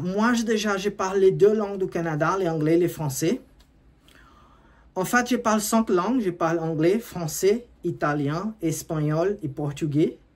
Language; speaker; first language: French; non-native, learner; Portuguese